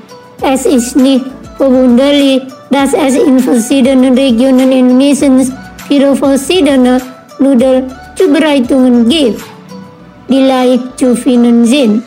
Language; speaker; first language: German; non-native, fluent; Indonesian